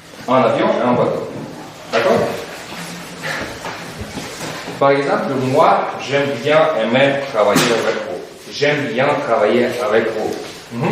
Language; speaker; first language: French; non-native, fluent; Russian